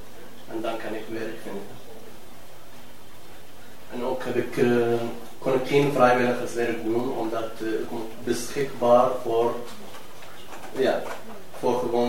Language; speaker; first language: Dutch; non-native, learner; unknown